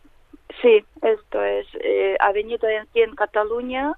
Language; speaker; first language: Spanish; non-native, learner; Ukrainian